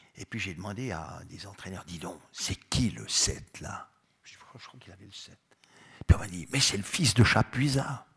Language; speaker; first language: French; native; French